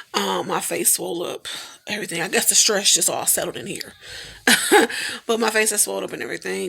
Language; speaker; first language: English; native; English